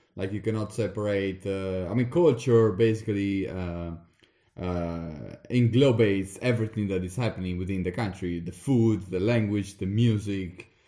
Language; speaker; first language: English; non-native, fluent; Italian